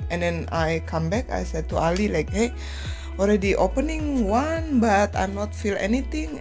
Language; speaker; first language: English; non-native, learner; Indonesian